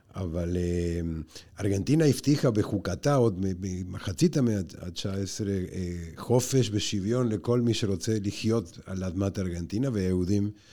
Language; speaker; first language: Hebrew; non-native, fluent; Spanish